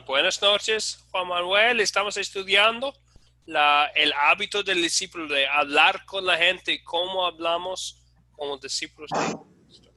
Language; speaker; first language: Spanish; non-native, fluent; English